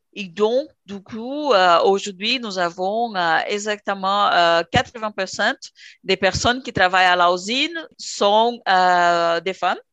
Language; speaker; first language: French; non-native, fluent; Portuguese